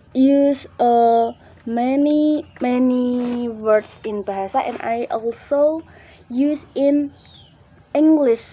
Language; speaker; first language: English; non-native, learner; Indonesian